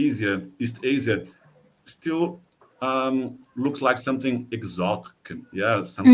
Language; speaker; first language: English; non-native, fluent; Portuguese